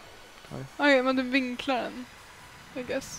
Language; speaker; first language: Swedish; native; Swedish